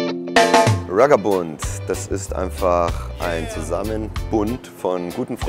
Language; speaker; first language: German; native; German